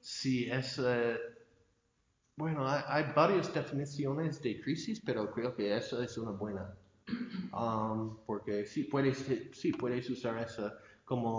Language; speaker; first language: Spanish; non-native, fluent; English